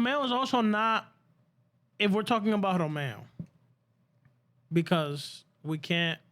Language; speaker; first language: English; early bilingual, other home language; Spanish